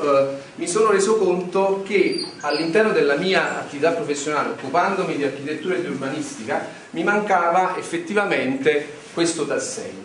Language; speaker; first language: Italian; native; Italian